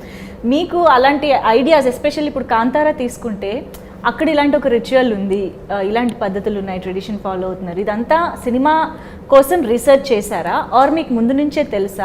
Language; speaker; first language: Telugu; native; Telugu